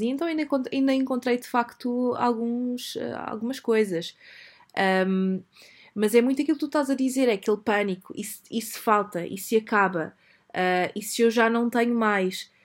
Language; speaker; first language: Portuguese; native; Portuguese